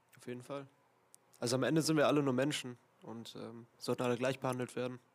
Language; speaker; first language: German; early bilingual, other home language; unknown